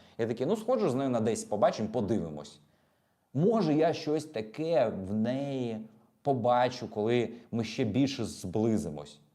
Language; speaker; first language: Ukrainian; native; Ukrainian